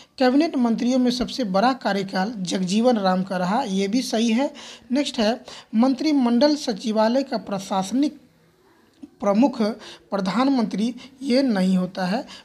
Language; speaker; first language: Hindi; native; Hindi